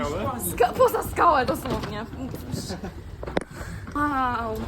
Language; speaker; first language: Polish; non-native, fluent; Ukrainian